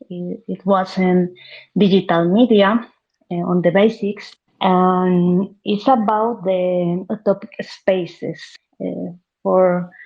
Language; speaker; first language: English; non-native, learner; Spanish